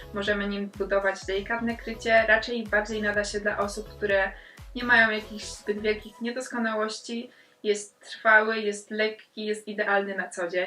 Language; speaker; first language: Polish; native; Polish